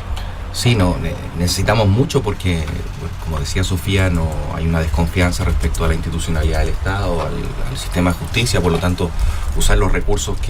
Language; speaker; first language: Spanish; native; Spanish